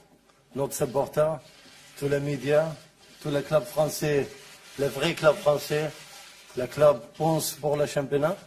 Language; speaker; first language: French; non-native, learner; Arabic